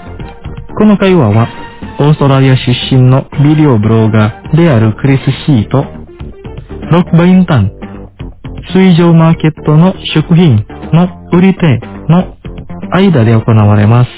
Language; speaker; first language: Japanese; non-native, fluent; Indonesian